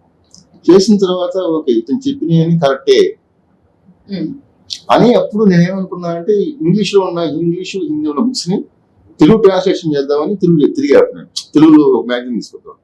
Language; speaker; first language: Telugu; native; Telugu